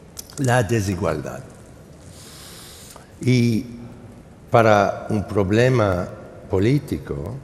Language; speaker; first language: Spanish; non-native, fluent; English